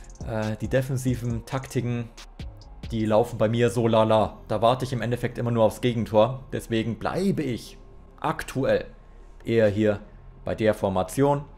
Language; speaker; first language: German; native; German